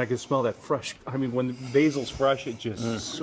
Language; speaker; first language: English; native; English